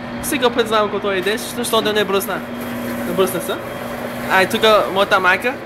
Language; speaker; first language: Bulgarian; early bilingual, heritage; Bulgarian